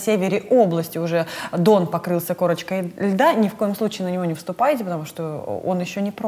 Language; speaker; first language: Russian; native; Russian